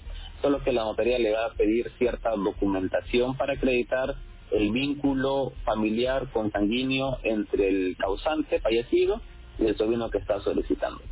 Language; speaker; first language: Spanish; native; Spanish